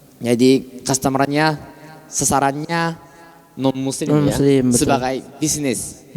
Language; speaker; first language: Indonesian; non-native, fluent; Japanese